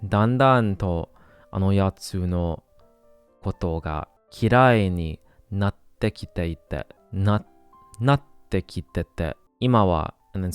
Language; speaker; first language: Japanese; non-native, learner; English